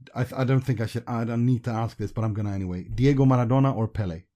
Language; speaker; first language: English; early bilingual, other home language; Persian